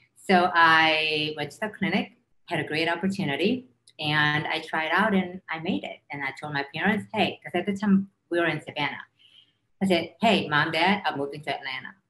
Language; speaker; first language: English; early bilingual, other home language; Korean